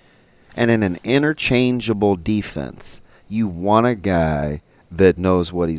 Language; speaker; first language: English; native; English